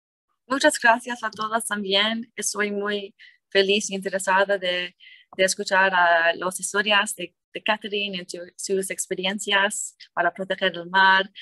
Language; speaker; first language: Spanish; non-native, learner; English